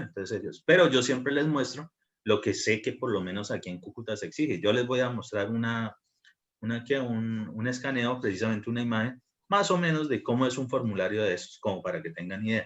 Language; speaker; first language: Spanish; native; Spanish